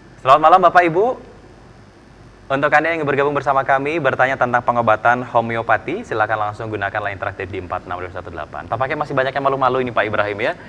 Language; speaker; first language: Malay; native; Malay